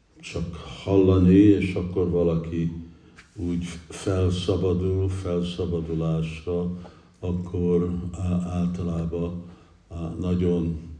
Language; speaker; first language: Hungarian; early bilingual, heritage; English